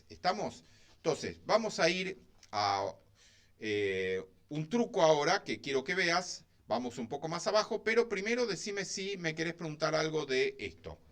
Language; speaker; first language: Spanish; native; Spanish